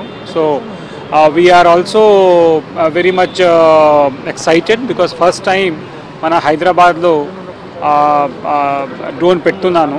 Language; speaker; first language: Telugu; non-native, local second language; Urdu